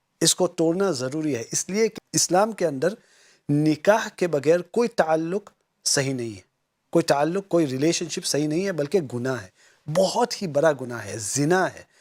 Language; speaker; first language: Urdu; non-native, fluent; Gujarati